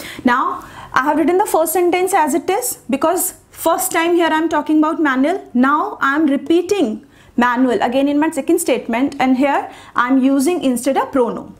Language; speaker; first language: English; non-native, local second language; Hindi